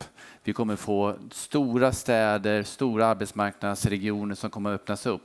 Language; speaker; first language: Swedish; native; Swedish